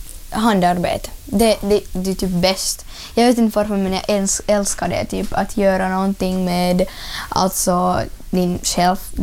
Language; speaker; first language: Swedish; non-native, learner; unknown